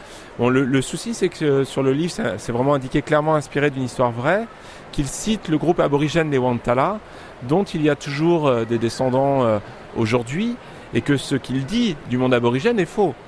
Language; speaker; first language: French; native; French